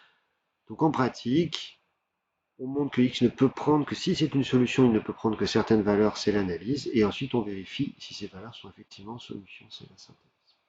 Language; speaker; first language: French; native; French